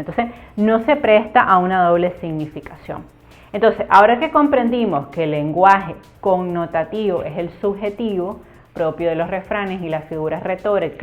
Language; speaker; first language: Spanish; native; Spanish